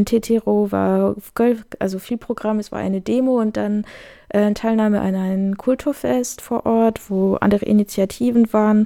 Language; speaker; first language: German; native; German